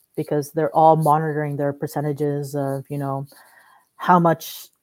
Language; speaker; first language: English; native; English